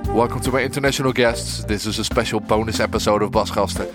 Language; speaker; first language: English; non-native, fluent; Dutch